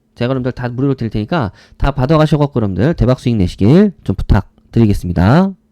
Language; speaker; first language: Korean; native; Korean